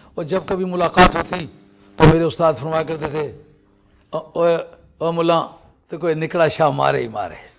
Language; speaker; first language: Urdu; non-native, local second language; Punjabi